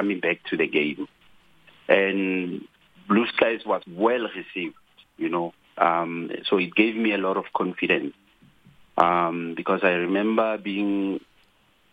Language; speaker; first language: English; non-native, local second language; Tswana